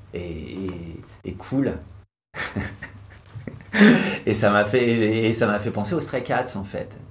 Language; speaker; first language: French; native; French